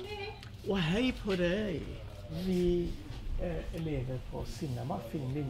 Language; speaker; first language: Swedish; early bilingual, other home language; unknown